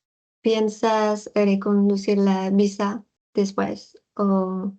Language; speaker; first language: Spanish; non-native, fluent; French